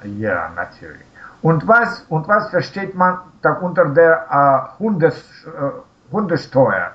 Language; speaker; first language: German; non-native, learner; Russian